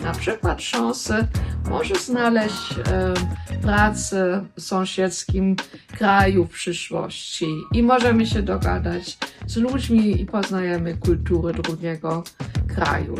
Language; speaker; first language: Polish; non-native, learner; German